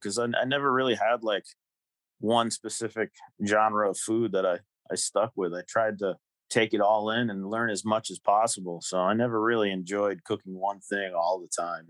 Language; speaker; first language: English; native; English